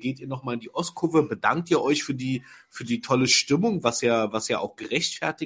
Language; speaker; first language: German; native; German